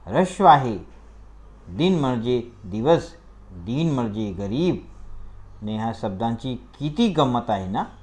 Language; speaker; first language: Marathi; non-native, local second language; Hindi